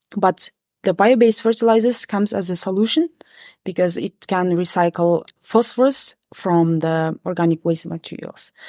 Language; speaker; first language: English; non-native, fluent; Kazakh